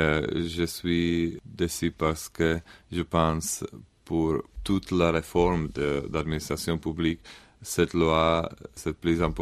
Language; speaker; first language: French; non-native, learner; Czech